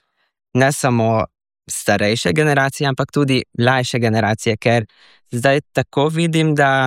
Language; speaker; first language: Slovenian; early bilingual, heritage; Slovenian